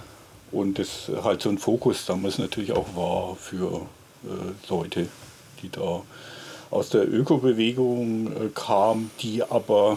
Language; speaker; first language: German; native; German